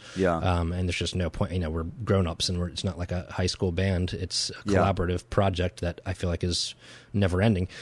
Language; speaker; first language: English; native; English